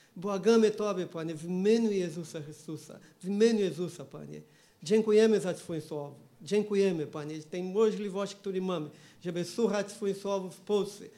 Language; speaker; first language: Polish; non-native, learner; Portuguese